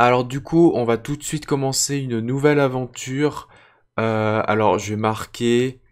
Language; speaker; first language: French; native; French